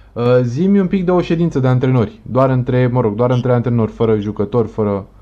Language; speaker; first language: Romanian; native; Romanian